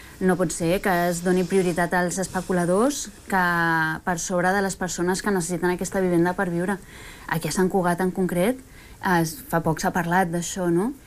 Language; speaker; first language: Catalan; early bilingual, other home language; Spanish